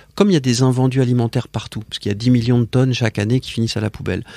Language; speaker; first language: French; native; French